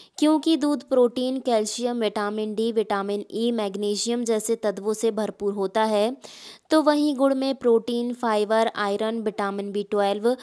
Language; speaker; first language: Hindi; native; Hindi